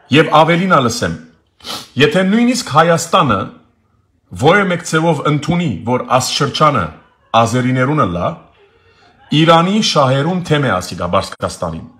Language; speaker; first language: Armenian; early bilingual, heritage; Armenian